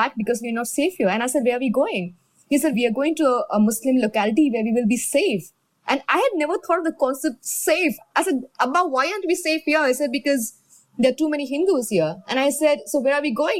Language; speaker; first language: English; non-native, local second language; Urdu